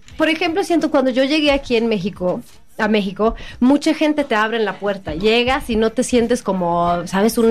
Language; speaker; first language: Spanish; non-native, fluent; Swedish